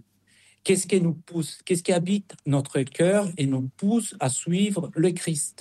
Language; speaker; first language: French; non-native, fluent; Spanish